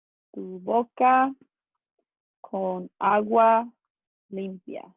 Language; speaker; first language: Spanish; non-native, fluent; English